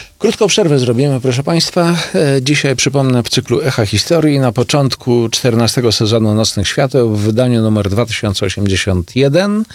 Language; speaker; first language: Polish; native; Polish